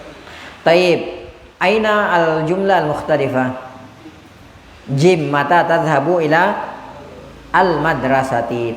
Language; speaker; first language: Arabic; non-native, fluent; Indonesian